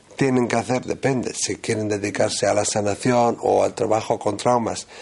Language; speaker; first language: Spanish; native; Spanish